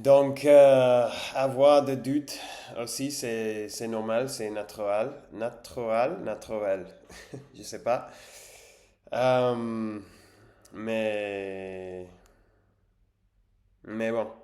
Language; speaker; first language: French; non-native, learner; English